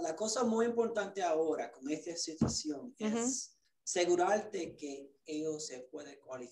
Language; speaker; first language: Spanish; early bilingual, other home language; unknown